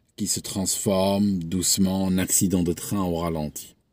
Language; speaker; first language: French; non-native, local second language; Arabic